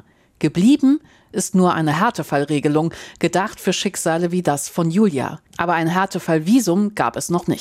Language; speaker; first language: German; native; German